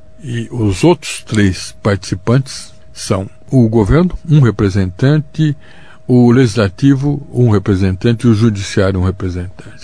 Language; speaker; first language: Portuguese; native; Portuguese